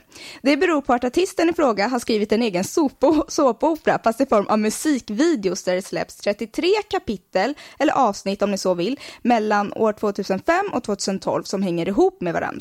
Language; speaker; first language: Swedish; native; Swedish